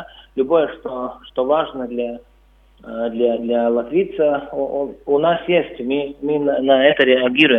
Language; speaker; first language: Russian; non-native, local second language; Latvian